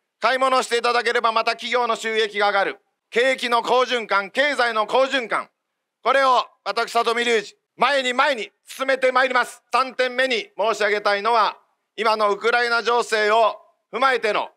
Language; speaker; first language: Japanese; native; Japanese